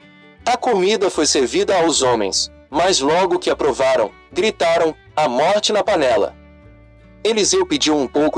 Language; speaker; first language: Portuguese; native; Portuguese